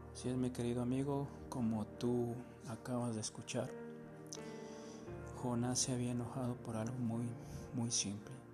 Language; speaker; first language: Spanish; native; Spanish